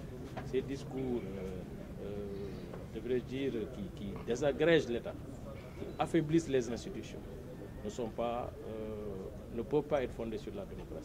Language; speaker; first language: French; non-native, local second language; Wolof